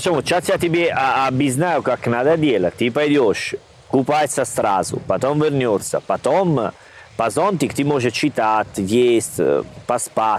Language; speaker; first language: Russian; non-native, learner; Italian